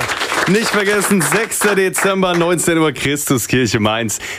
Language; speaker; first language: German; native; German